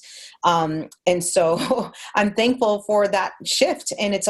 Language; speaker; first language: English; early bilingual, other home language; Spanish